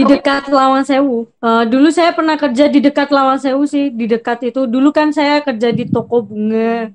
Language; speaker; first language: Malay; non-native, local second language; Javanese